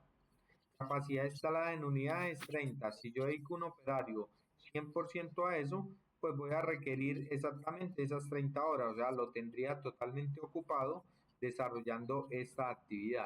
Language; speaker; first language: Spanish; native; Spanish